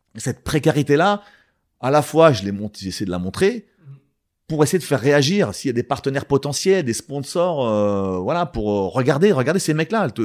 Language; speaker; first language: French; native; French